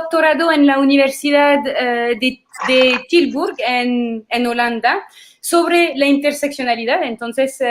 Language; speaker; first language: Spanish; non-native, fluent; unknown